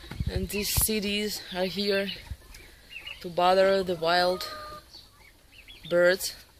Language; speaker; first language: English; non-native, fluent; Ukrainian